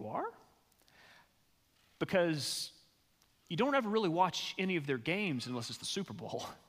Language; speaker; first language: English; native; English